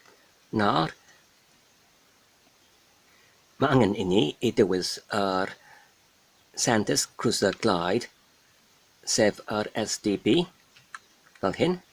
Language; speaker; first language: Welsh; non-native, learner; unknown